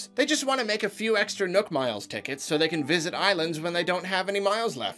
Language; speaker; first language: English; native; English